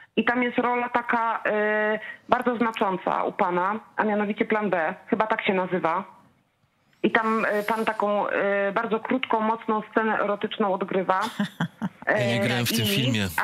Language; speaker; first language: Polish; native; Polish